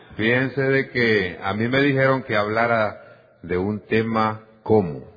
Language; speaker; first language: Spanish; native; Spanish